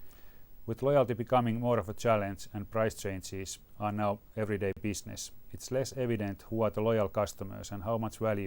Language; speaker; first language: English; non-native, fluent; Finnish